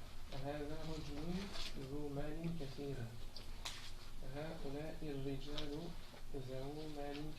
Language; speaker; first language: Arabic; non-native, learner; French